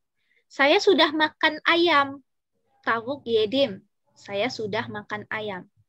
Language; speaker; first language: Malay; non-native, fluent; Indonesian